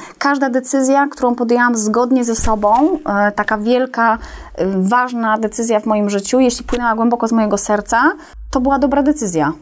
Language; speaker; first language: Polish; native; Polish